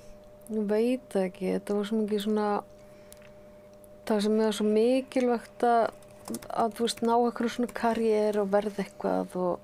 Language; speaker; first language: Icelandic; native; Icelandic